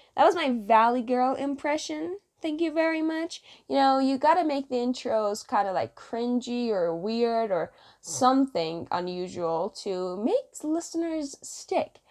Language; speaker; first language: English; non-native, fluent; Persian